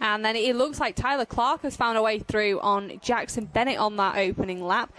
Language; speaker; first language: English; native; English